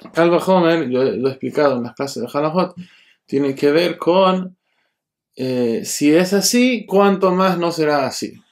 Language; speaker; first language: Spanish; early bilingual, heritage; Spanish